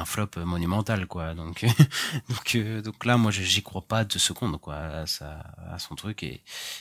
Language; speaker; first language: French; native; French